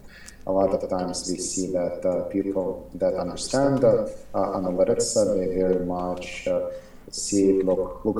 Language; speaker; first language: English; non-native, fluent; Ukrainian